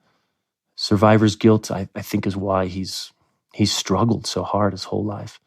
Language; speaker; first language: English; native; English